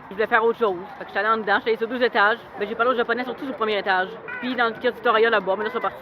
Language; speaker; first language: French; native; French